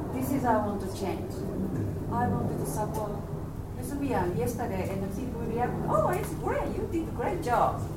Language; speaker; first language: English; non-native, learner; Japanese